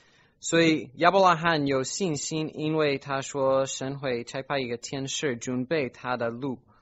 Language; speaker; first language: Chinese; non-native, fluent; English